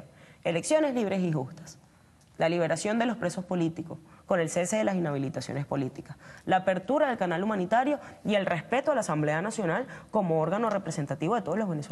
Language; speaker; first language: Spanish; native; Spanish